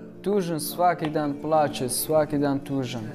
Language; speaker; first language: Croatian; non-native, learner; Kurdish